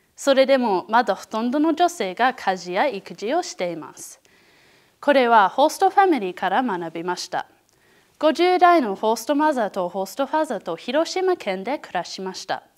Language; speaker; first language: Japanese; non-native, learner; English